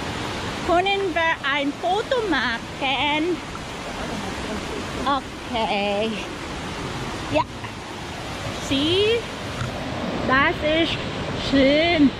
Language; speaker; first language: German; non-native, learner; Filipino